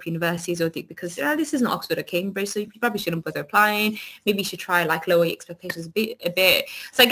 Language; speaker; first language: English; non-native, local second language; Yoruba